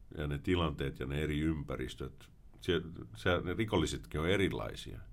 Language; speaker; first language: Finnish; early bilingual, heritage; Finnish